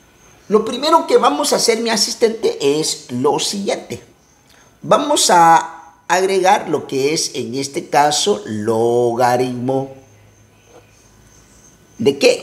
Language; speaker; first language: Spanish; native; Spanish